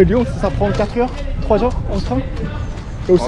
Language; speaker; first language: French; non-native, learner; Korean